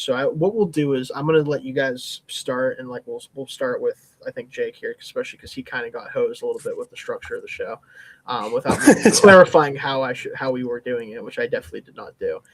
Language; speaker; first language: English; native; English